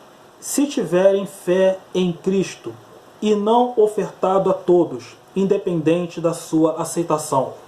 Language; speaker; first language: Portuguese; native; Portuguese